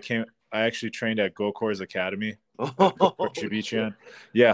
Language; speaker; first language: English; native; English